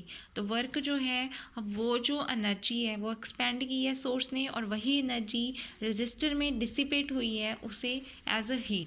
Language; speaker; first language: Hindi; native; Hindi